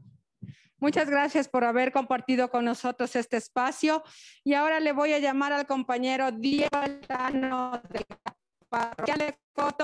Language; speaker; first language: Spanish; native; Spanish